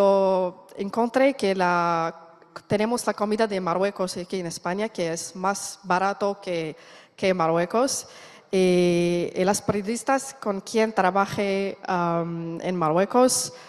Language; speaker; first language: Spanish; non-native, learner; Arabic